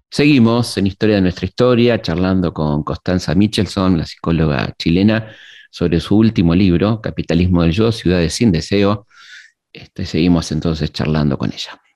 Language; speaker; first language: Spanish; native; Spanish